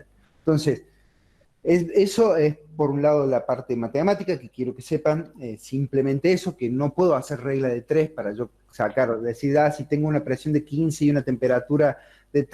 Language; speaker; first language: Spanish; native; Spanish